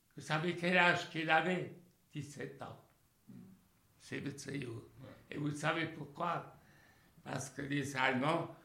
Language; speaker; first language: French; native; French